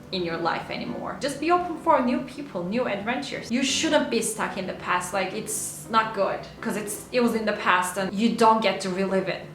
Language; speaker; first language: English; non-native, fluent; Turkish